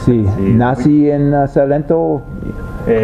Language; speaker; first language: Spanish; non-native, learner; English